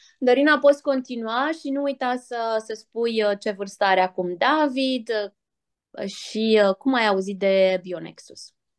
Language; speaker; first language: Romanian; native; Romanian